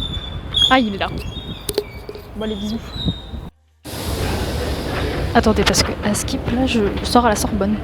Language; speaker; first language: French; native; French